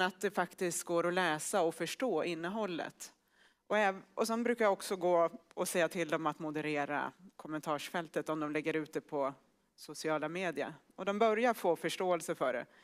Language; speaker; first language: Swedish; native; Swedish